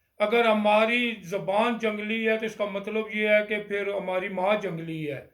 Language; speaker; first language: Urdu; non-native, local second language; Pahari-Potwari